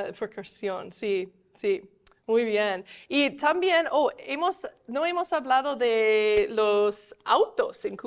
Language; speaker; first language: Spanish; non-native, fluent; English